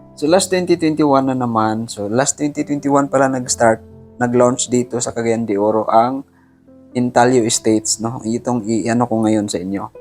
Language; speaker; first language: Filipino; non-native, local second language; Cebuano